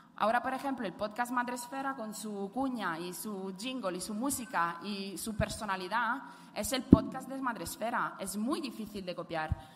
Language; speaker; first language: Spanish; non-native, fluent; Italian